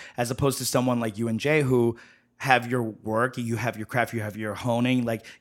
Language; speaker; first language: English; native; English